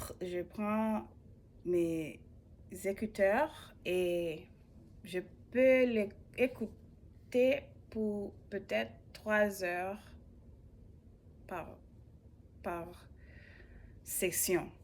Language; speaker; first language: French; non-native, learner; English